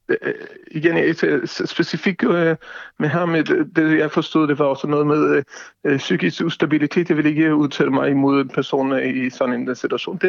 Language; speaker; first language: Danish; non-native, fluent; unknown